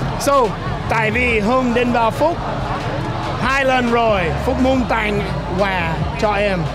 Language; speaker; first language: Vietnamese; non-native, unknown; English